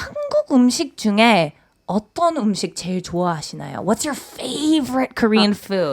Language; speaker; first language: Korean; non-native, fluent; English